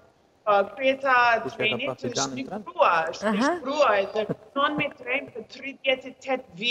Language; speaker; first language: Albanian; non-native, learner; English